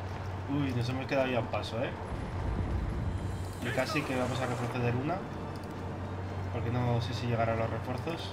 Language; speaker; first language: Spanish; native; Spanish